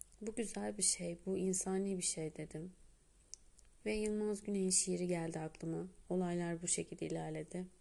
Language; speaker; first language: Turkish; native; Turkish